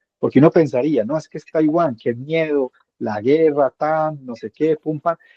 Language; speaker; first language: Spanish; native; Spanish